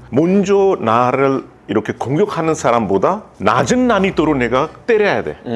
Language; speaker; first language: Korean; non-native, fluent; Hindi